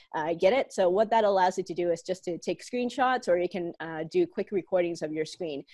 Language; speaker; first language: English; non-native, local second language; Cantonese